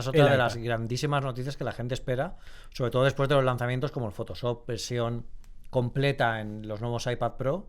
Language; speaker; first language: Spanish; native; Spanish